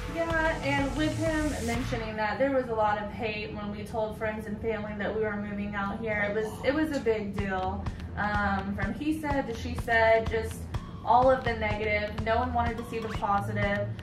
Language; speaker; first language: English; native; English